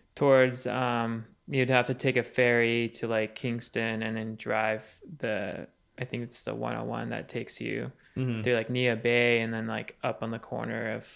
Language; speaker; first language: English; native; English